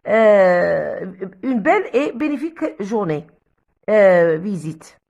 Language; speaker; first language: French; non-native, local second language; Arabic